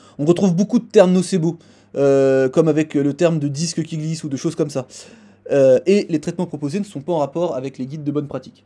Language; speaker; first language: French; native; French